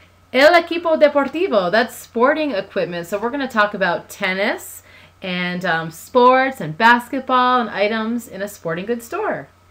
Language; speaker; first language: English; native; English